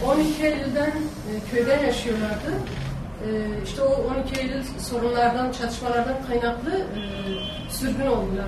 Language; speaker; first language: Turkish; non-native, local second language; Kurdish